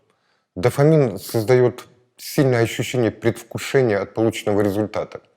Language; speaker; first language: Russian; native; Russian